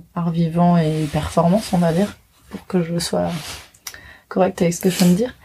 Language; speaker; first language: French; native; French